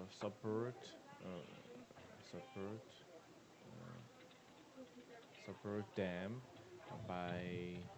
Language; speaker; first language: English; non-native, learner; Korean